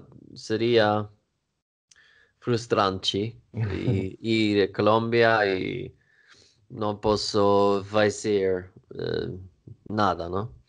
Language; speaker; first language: Portuguese; non-native, learner; Swedish